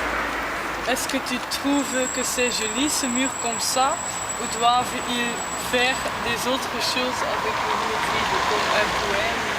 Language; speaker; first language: French; non-native, learner; Dutch